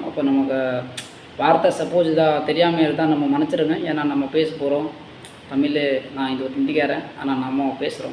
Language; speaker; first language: Tamil; non-native, learner; Hindi